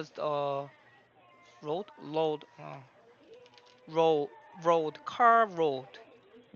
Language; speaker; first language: English; non-native, learner; Korean